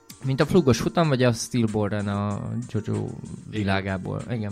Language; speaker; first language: Hungarian; native; Hungarian